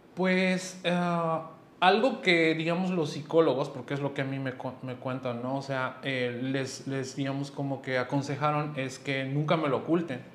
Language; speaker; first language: Spanish; native; Spanish